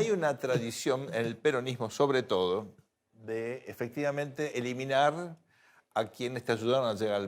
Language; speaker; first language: Spanish; native; Spanish